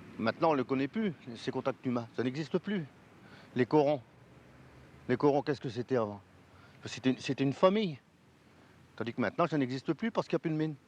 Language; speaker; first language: French; native; French